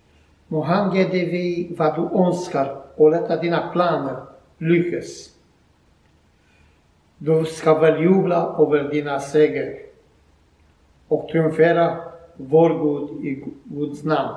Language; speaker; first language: Swedish; non-native, learner; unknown